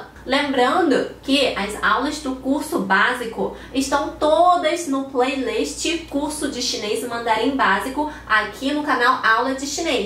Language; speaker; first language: Portuguese; non-native, fluent; Chinese